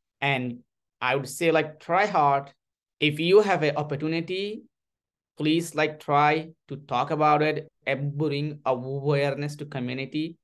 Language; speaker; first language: English; non-native, learner; Rohingya